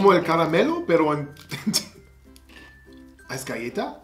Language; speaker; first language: Spanish; non-native, learner; German